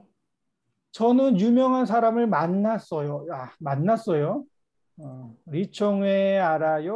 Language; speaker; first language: Korean; native; Korean